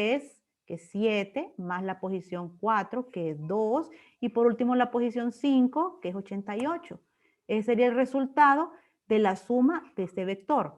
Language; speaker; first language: Spanish; native; Spanish